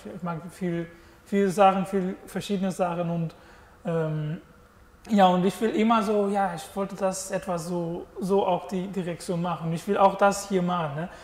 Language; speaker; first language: German; non-native, learner; Portuguese